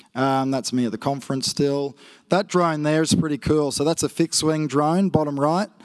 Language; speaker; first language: English; native; English